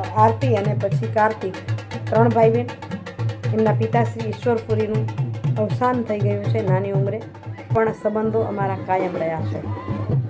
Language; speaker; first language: Gujarati; native; Gujarati